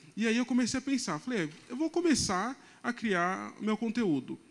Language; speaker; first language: Portuguese; non-native, local second language; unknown